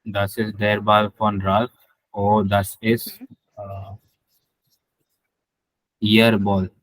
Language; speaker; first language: German; non-native, learner; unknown